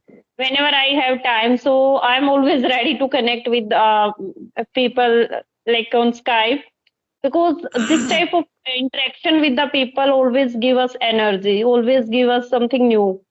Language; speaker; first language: English; non-native, local second language; Hindi